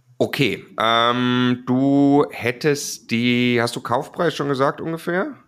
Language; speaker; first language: German; native; German